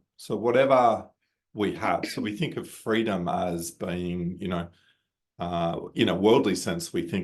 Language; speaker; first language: English; native; English